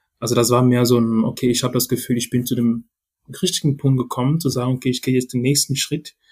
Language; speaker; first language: German; non-native, fluent; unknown